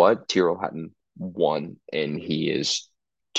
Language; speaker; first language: English; native; English